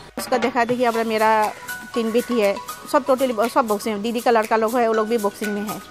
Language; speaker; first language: Hindi; non-native, local second language; Assamese